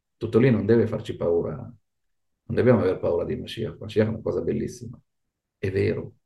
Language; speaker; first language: Italian; non-native, fluent; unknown